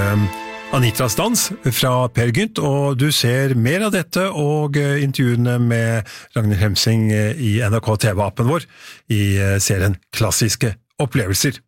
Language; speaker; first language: Norwegian; native; Norwegian